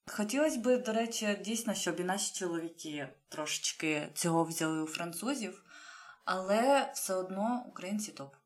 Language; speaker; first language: Ukrainian; native; Ukrainian